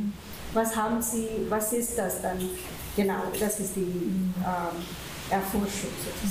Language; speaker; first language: German; non-native, fluent; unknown